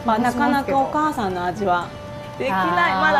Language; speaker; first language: Japanese; native; Japanese